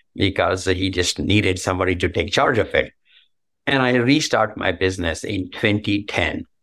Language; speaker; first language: English; non-native, local second language; Marathi